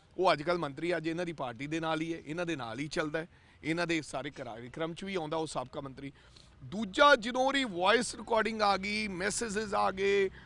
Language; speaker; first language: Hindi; non-native, local second language; Punjabi